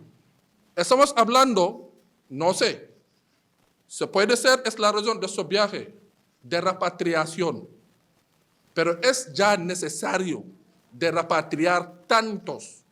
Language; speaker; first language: Spanish; non-native, fluent; Wolof